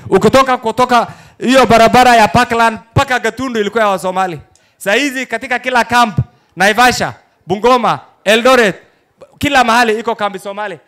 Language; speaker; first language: Swahili; non-native, local second language; Somali